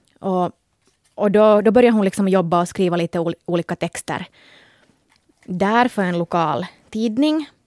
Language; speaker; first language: Swedish; native; Swedish